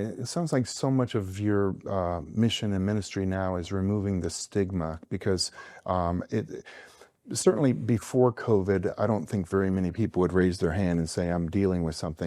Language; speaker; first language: English; native; English